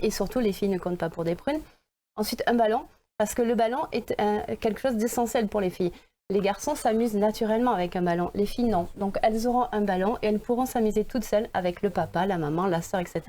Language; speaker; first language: French; native; French